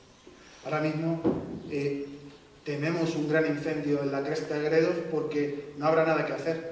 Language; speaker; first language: Spanish; native; Spanish